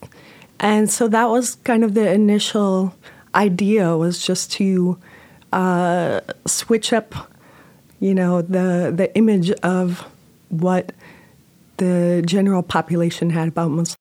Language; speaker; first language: English; native; English